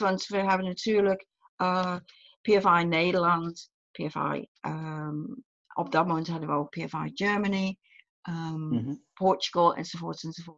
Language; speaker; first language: Dutch; non-native, fluent; English